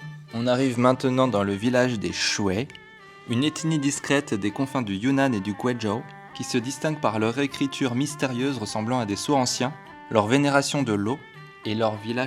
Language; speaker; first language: French; native; French